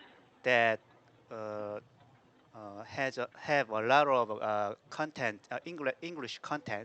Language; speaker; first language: English; non-native, learner; Korean